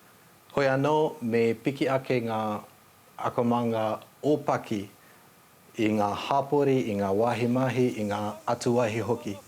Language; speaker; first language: Māori; non-native, fluent; Nepali